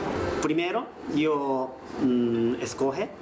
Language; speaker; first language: Spanish; non-native, learner; Japanese